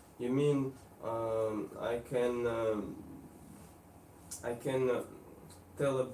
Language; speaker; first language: English; non-native, learner; Russian